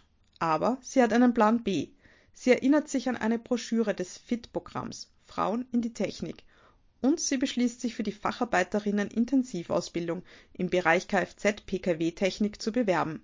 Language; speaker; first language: German; native; German